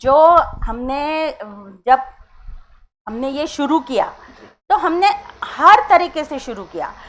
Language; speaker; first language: Hindi; non-native, local second language; Marathi